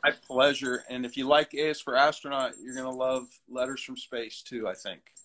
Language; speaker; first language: English; native; English